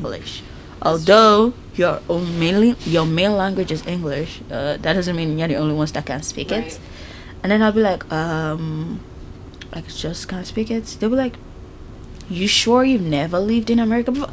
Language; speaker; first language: English; non-native, local second language; Yoruba